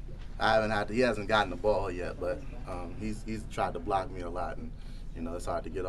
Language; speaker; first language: English; native; English